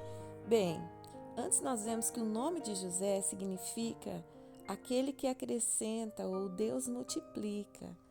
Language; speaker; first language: Portuguese; native; Portuguese